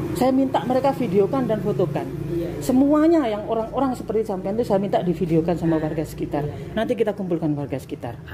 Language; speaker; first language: Malay; non-native, local second language; Javanese